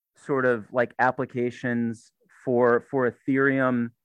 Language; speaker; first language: English; native; English